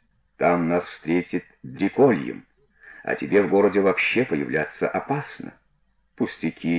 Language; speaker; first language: Russian; native; Russian